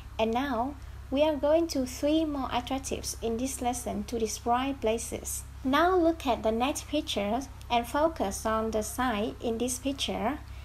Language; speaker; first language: English; non-native, fluent; Vietnamese